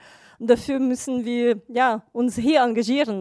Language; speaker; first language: German; non-native, fluent; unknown